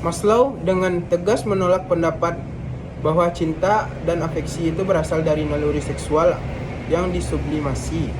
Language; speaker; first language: Indonesian; native; Indonesian